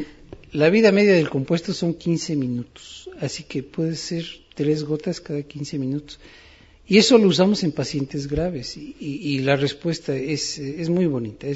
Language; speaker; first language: Spanish; native; Spanish